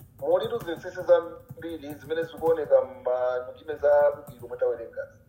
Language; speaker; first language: Nyanja; non-native, local second language; Tumbuka